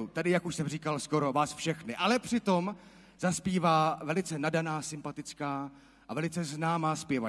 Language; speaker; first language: Czech; native; Czech